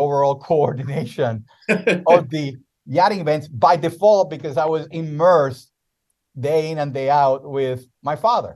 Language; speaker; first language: English; non-native, fluent; Spanish